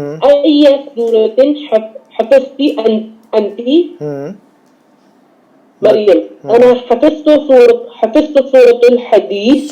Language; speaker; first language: Arabic; non-native, learner; Urdu